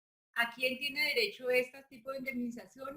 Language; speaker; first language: Spanish; native; Spanish